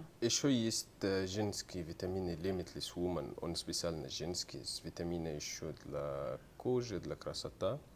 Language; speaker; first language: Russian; non-native, learner; Arabic